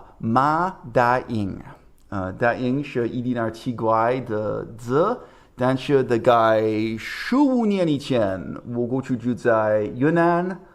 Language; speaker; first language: Chinese; non-native, learner; English